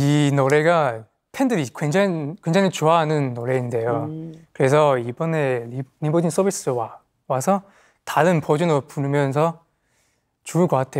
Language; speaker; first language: Korean; non-native, fluent; Chinese